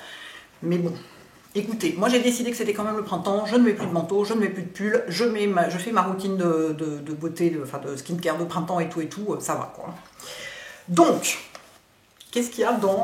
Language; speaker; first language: French; native; French